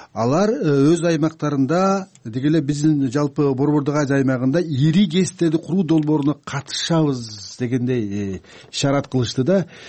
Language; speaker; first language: Kyrgyz; native; Kyrgyz